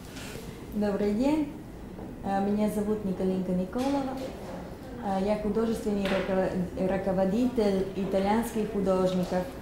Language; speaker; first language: Russian; non-native, learner; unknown